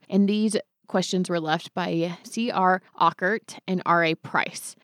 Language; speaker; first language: English; native; English